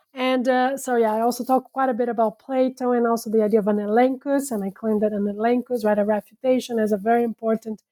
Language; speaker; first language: English; non-native, fluent; Portuguese